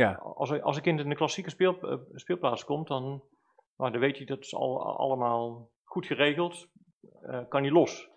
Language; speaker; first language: Dutch; native; Dutch